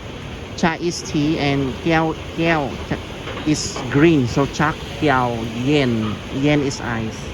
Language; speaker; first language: English; non-native, local second language; Filipino